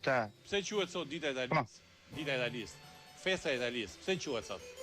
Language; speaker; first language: Albanian; native; Albanian